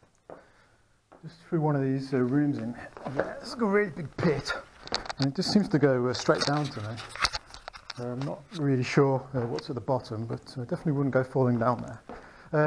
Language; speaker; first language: English; native; English